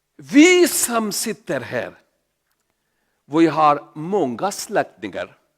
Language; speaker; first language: Swedish; non-native, learner; Urdu